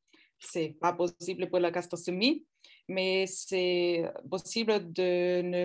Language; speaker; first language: French; non-native, fluent; German